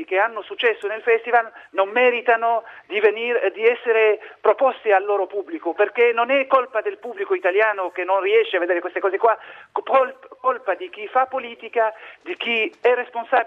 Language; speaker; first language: Italian; non-native, fluent; Arabic